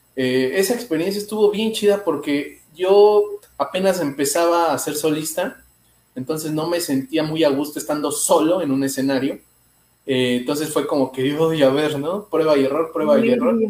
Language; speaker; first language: Spanish; native; Spanish